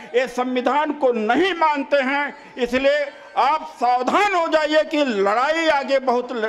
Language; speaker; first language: Hindi; native; Hindi